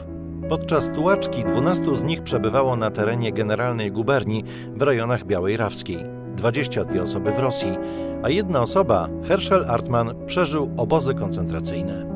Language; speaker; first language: Polish; native; Polish